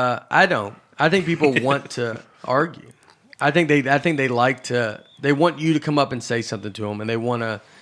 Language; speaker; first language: English; native; English